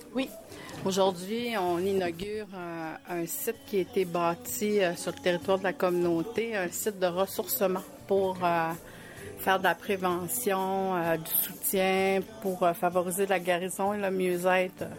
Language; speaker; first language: French; native; French